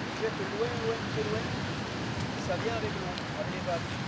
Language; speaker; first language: French; native; French